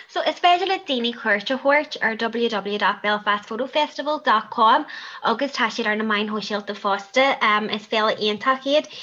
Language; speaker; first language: Irish; non-native, local second language; English